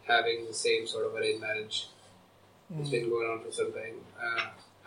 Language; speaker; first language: English; non-native, local second language; Hindi